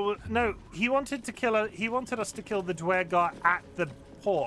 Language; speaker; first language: English; native; English